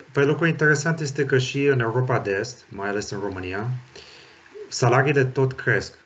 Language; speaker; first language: Romanian; early bilingual, heritage; Romanian